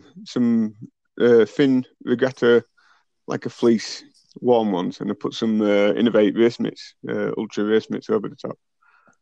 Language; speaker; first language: English; native; English